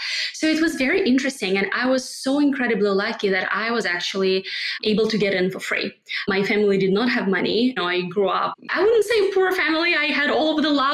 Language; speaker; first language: English; non-native, fluent; Russian